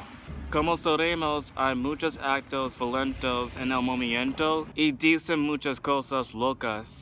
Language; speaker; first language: Spanish; non-native, learner; English